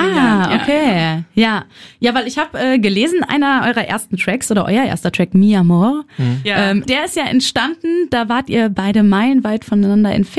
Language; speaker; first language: German; native; German